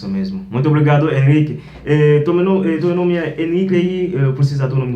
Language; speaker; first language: Portuguese; non-native, learner; Haitian Creole